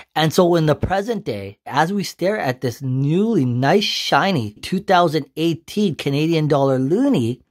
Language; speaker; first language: English; native; English